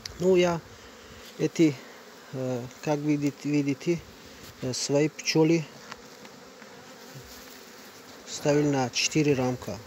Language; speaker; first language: Russian; non-native, learner; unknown